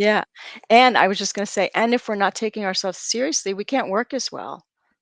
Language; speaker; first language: English; native; English